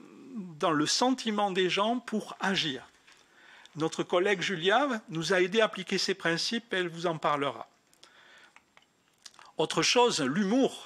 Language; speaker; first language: French; native; French